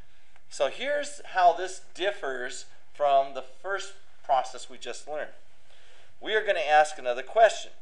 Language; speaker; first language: English; native; English